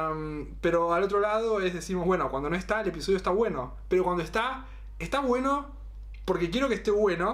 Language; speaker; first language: Spanish; native; Spanish